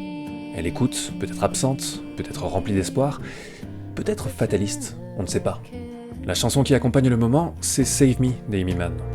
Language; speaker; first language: French; native; French